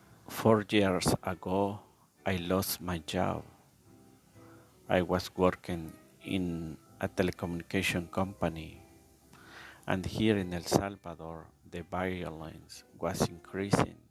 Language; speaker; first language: English; non-native, learner; Spanish